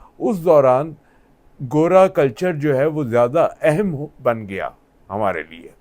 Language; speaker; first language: Urdu; native; Urdu